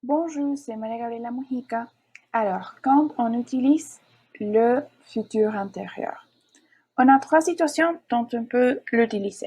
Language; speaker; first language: French; non-native, learner; Spanish